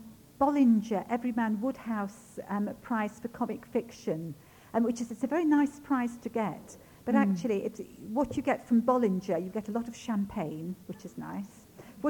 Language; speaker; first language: English; non-native, local second language; Ukrainian